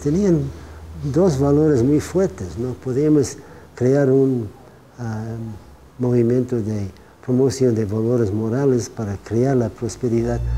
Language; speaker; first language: Spanish; non-native, fluent; English